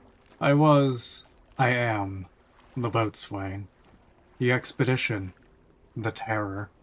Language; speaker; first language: English; native; English